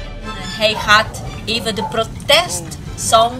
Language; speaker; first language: Dutch; non-native, fluent; Portuguese